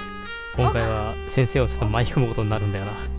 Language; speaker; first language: Japanese; native; Japanese